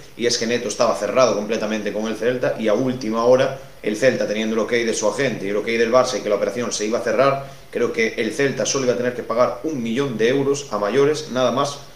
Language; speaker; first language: Spanish; native; Spanish